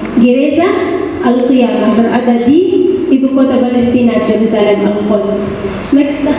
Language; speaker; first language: Indonesian; non-native, learner; Arabic